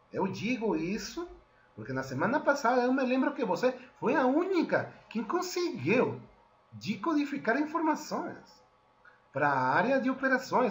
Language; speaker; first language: Portuguese; non-native, fluent; Spanish